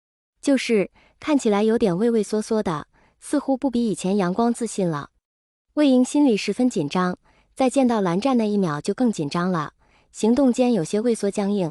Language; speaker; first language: Chinese; native; Chinese